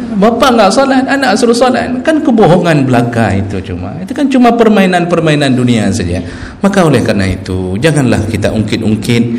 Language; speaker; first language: Malay; non-native, local second language; Achinese